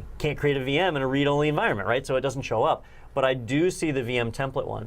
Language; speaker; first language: English; native; English